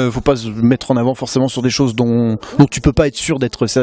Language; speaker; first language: French; native; French